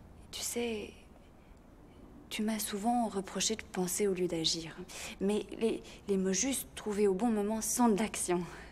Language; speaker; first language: French; native; French